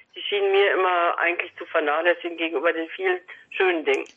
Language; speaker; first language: German; native; German